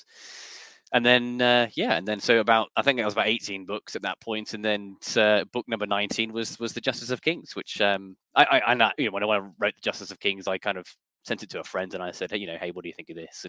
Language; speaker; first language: English; native; English